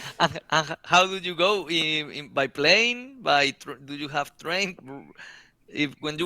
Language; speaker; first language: English; non-native, learner; Spanish